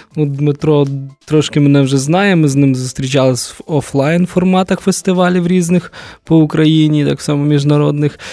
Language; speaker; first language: Ukrainian; native; Ukrainian